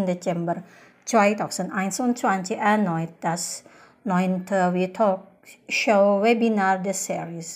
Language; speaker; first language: German; non-native, fluent; Indonesian